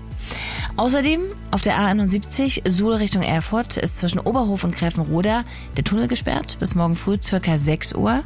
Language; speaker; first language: German; native; German